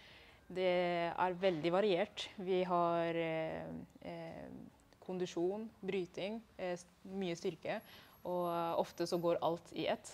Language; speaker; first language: Norwegian; early bilingual, other home language; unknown